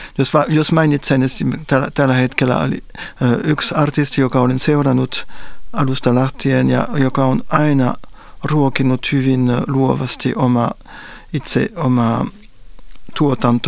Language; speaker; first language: Finnish; non-native, fluent; French